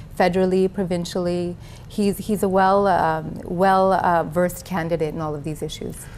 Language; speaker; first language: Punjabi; early bilingual, heritage; Punjabi